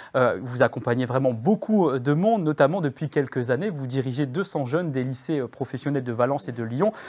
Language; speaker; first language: French; native; French